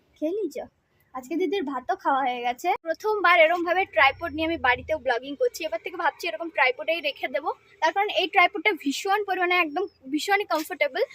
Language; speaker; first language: Bangla; native; Bangla